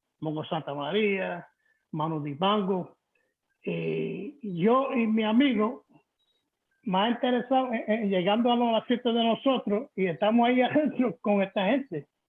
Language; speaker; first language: Spanish; early bilingual, heritage; Spanish